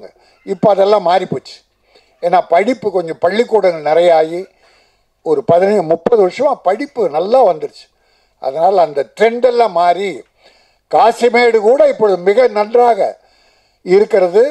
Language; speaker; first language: Tamil; native; Tamil